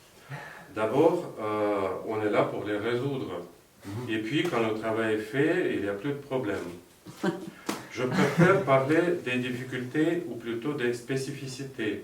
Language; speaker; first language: French; non-native, fluent; Russian